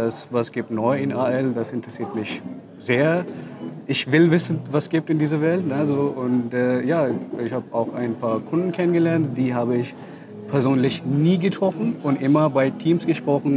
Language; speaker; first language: German; non-native, learner; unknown